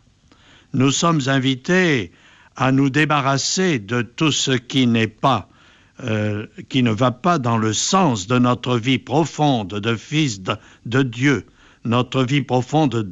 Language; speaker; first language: French; native; French